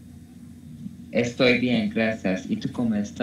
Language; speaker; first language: Spanish; non-native, learner; Turkish